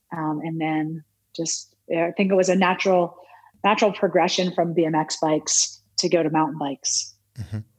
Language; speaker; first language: English; native; English